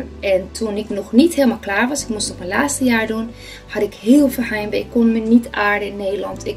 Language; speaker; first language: Dutch; non-native, fluent; Spanish